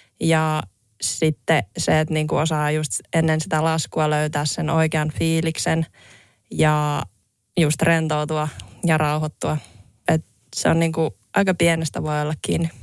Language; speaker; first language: Finnish; native; Finnish